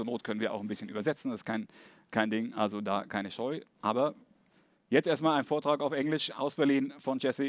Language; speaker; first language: German; native; German